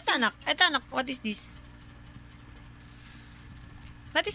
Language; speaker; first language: English; non-native, learner; Filipino